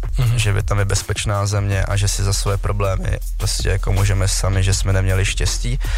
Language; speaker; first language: Czech; early bilingual, other home language; Vietnamese